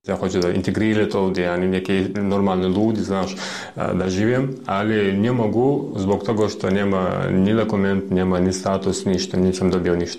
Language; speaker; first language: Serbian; non-native, learner; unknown